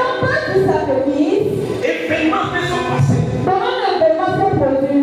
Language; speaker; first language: French; native; French